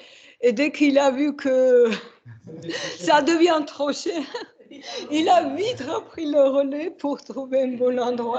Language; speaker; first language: French; non-native, fluent; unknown